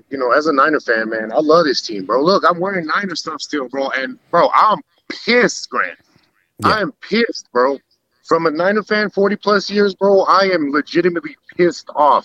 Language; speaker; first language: English; native; English